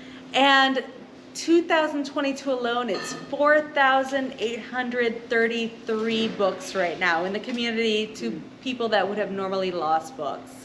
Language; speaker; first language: English; native; English